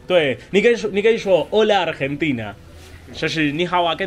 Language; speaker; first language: Chinese; non-native, learner; Spanish